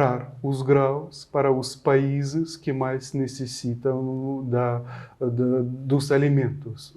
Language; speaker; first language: Portuguese; non-native, fluent; Ukrainian